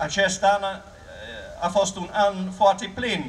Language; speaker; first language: Romanian; non-native, fluent; English